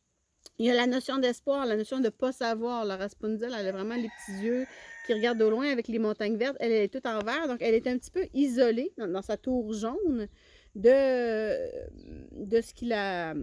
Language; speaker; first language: French; native; French